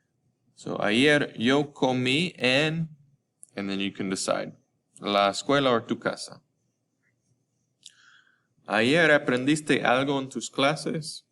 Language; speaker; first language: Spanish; non-native, fluent; English